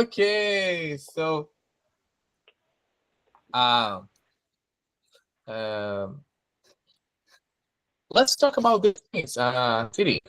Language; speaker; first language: English; non-native, fluent; Spanish